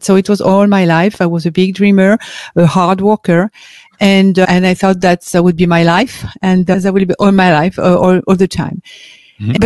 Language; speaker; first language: English; non-native, fluent; French